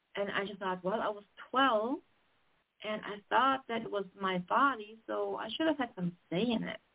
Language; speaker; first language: English; non-native, fluent; German